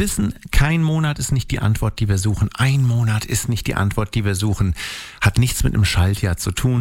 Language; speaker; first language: German; native; German